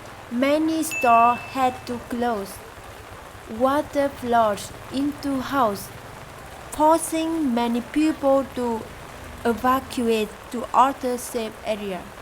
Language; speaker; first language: English; non-native, learner; Vietnamese